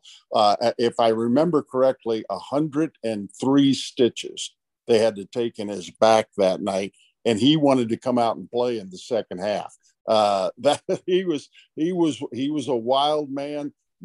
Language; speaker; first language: English; native; English